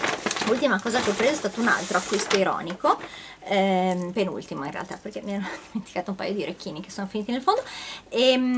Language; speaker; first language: Italian; native; Italian